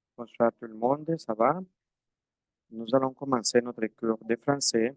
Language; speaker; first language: French; non-native, fluent; Spanish